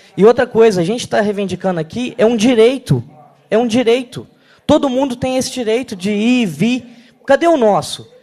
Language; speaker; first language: Portuguese; native; Portuguese